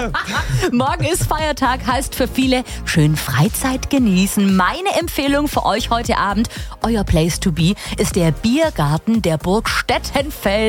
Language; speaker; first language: German; native; German